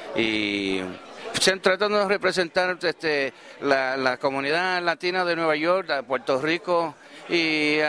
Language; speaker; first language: Spanish; early bilingual, heritage; Spanish